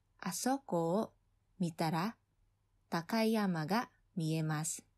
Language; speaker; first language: Japanese; non-native, fluent; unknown